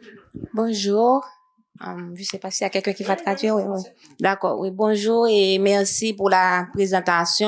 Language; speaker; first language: French; non-native, local second language; Haitian Creole